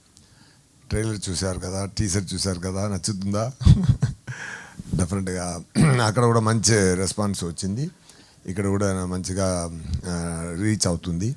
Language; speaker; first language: Telugu; non-native, fluent; Tamil